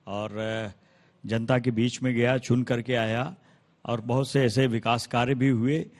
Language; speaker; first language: Hindi; native; Hindi